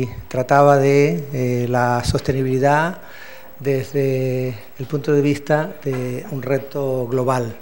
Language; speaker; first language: Spanish; native; Spanish